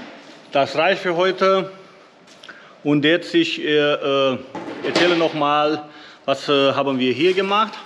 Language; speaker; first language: German; non-native, learner; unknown